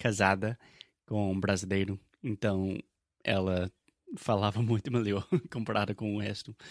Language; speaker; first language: Portuguese; non-native, fluent; English